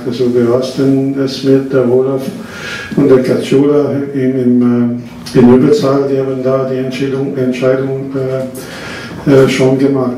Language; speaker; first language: German; non-native, fluent; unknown